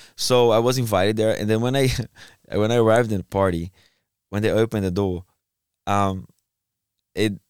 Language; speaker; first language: English; non-native, fluent; Portuguese